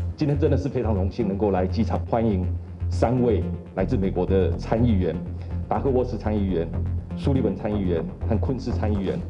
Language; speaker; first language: Chinese; native; Chinese